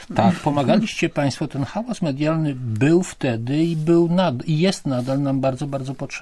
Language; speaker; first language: Polish; native; Polish